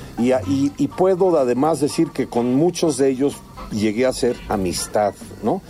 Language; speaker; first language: Spanish; early bilingual, heritage; Spanish